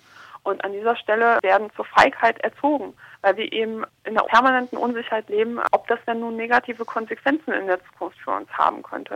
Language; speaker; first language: German; native; German